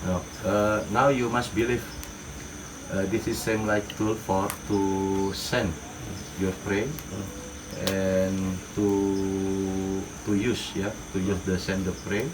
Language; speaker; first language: English; non-native, learner; Indonesian